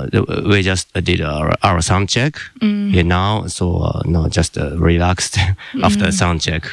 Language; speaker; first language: English; non-native, learner; Japanese